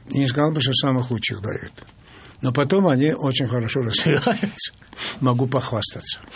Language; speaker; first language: Russian; non-native, local second language; Georgian